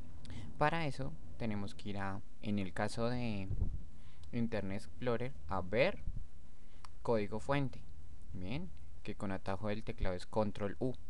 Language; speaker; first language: Spanish; native; Spanish